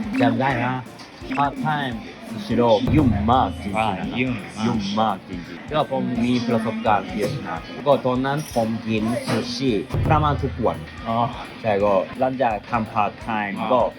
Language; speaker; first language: Thai; non-native, learner; Japanese